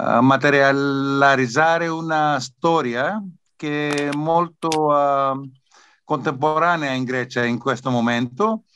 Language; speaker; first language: Italian; non-native, learner; Greek